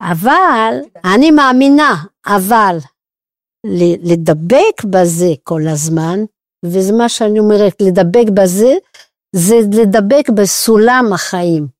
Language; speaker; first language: Hebrew; non-native, fluent; French